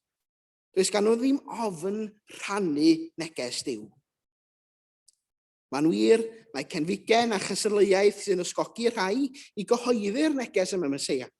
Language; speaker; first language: Welsh; native; Welsh